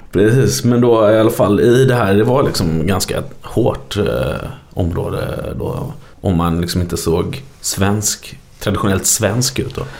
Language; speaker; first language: Swedish; native; Swedish